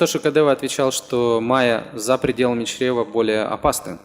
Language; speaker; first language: Russian; native; Russian